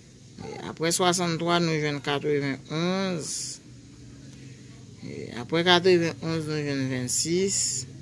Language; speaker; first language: French; non-native, local second language; Haitian Creole